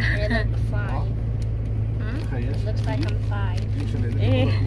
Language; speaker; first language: English; non-native, local second language; Filipino